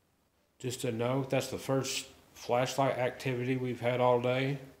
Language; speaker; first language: English; native; English